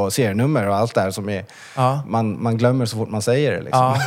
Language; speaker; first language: Swedish; early bilingual, other home language; Chinese